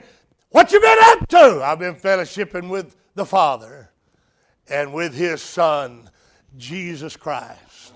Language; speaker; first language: English; native; English